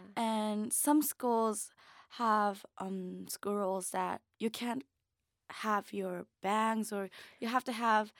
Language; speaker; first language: English; non-native, fluent; Japanese